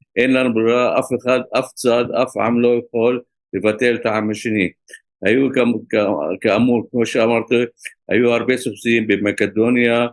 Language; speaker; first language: Hebrew; non-native, local second language; Arabic